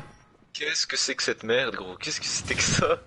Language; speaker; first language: French; native; French